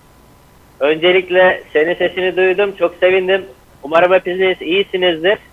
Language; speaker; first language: Turkish; native; Turkish